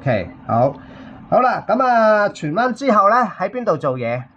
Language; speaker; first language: Cantonese; native; Cantonese